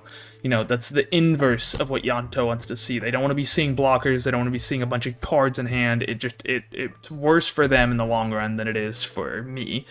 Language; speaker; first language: English; native; English